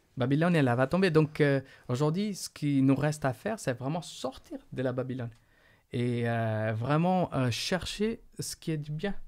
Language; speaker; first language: French; non-native, fluent; Portuguese